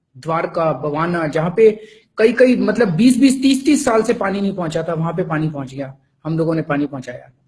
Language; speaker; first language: Hindi; native; Hindi